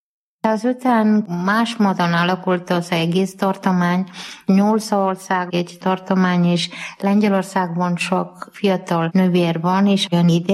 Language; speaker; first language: Hungarian; non-native, learner; Malayalam